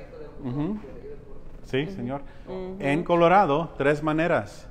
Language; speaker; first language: Spanish; early bilingual, heritage; Spanish